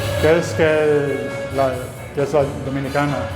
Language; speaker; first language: Spanish; non-native, learner; English